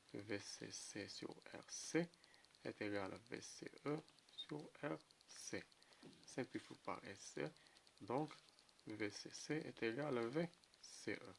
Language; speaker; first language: French; non-native, local second language; Arabic